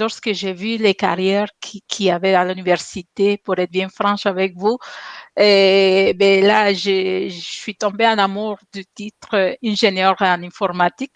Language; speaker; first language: French; non-native, fluent; Spanish